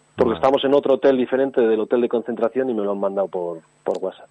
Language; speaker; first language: Spanish; native; Spanish